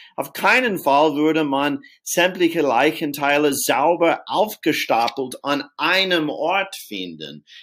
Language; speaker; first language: German; non-native, fluent; English